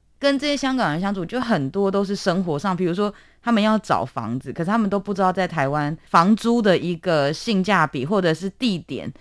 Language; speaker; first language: Chinese; native; Chinese